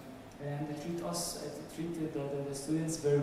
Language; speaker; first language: English; non-native, learner; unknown